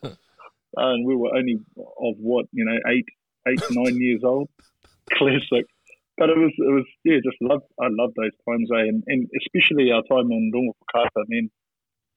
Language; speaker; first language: English; native; English